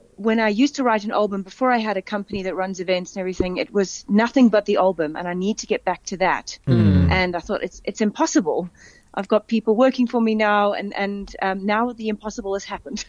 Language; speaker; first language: English; native; English